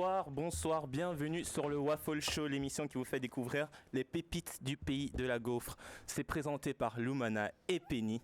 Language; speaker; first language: French; native; French